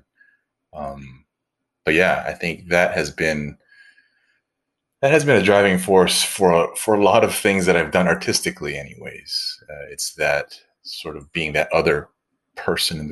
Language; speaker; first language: English; native; English